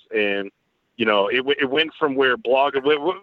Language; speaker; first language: English; native; English